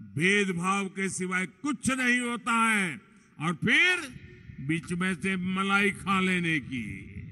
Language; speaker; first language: Hindi; non-native, local second language; Gujarati